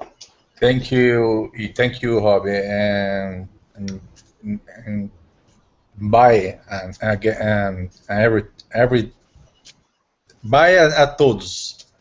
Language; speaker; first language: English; non-native, learner; Portuguese